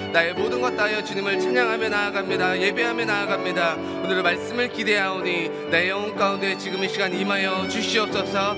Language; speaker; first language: Korean; native; Korean